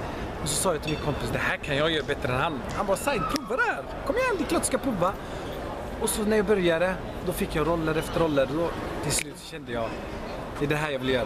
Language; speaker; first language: Swedish; early bilingual, other home language; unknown